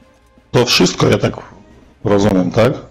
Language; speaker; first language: Polish; non-native, learner; Russian